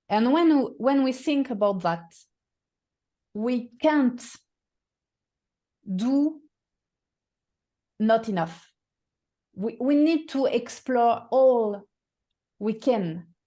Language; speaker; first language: English; non-native, fluent; French